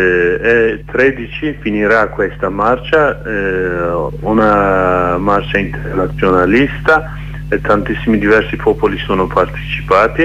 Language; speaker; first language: Italian; non-native, learner; Kurdish